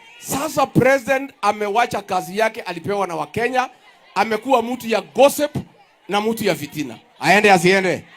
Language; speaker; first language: Swahili; non-native, local second language; Kikuyu